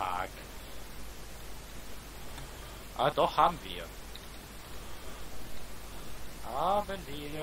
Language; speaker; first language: German; native; German